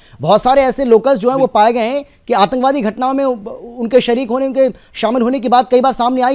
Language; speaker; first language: Hindi; native; Hindi